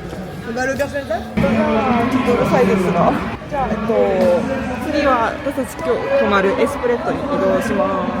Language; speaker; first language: Japanese; native; Japanese